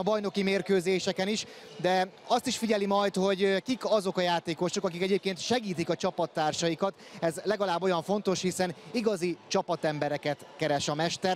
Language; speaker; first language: Hungarian; native; Hungarian